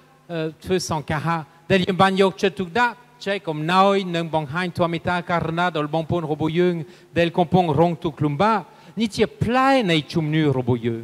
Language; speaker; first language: Khmer; non-native, fluent; French